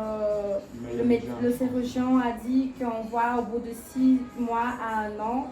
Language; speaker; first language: French; non-native, fluent; Portuguese